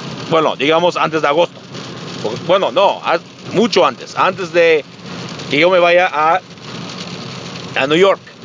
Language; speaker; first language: Spanish; early bilingual, heritage; Spanish